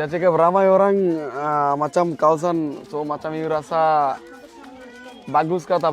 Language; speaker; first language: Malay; non-native, fluent; Bangla